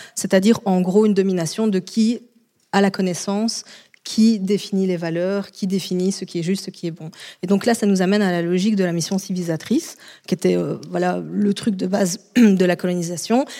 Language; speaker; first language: French; native; French